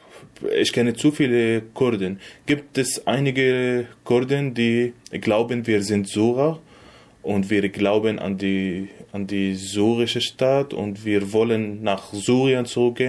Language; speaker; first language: German; non-native, fluent; Arabic